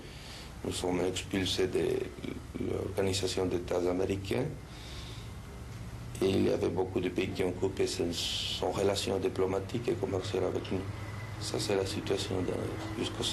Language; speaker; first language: French; non-native, local second language; Spanish